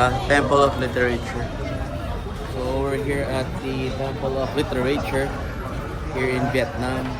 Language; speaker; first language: English; non-native, fluent; Filipino